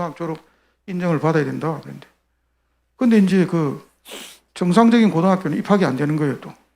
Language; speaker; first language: Korean; native; Korean